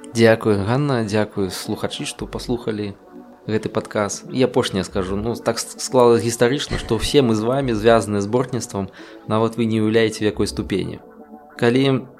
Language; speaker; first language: Belarusian; non-native, local second language; Russian